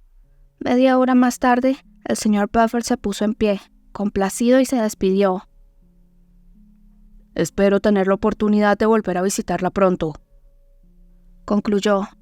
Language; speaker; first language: Spanish; native; Spanish